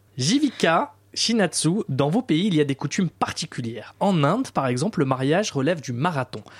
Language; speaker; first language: French; native; French